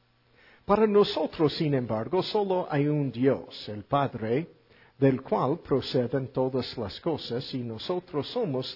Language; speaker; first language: Spanish; non-native, fluent; English